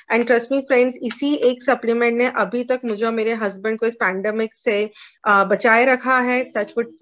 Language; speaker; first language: Hindi; non-native, local second language; Gujarati